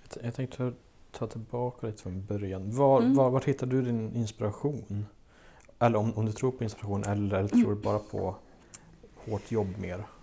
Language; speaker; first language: Swedish; native; Swedish